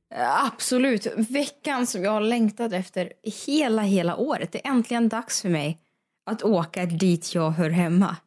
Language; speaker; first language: Swedish; non-native, fluent; Russian